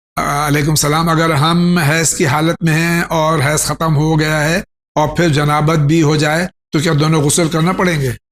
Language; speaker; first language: Urdu; native; Urdu